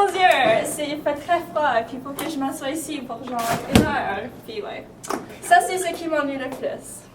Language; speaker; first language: French; native; French